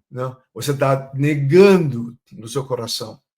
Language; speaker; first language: Portuguese; non-native, fluent; Chinese